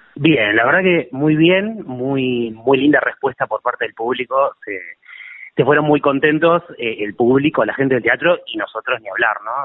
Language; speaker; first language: Spanish; native; Spanish